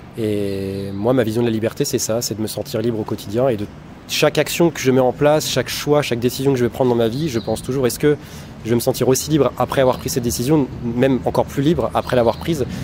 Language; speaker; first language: French; native; French